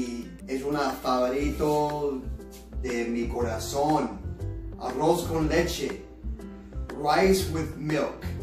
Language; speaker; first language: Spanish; early bilingual, heritage; Spanish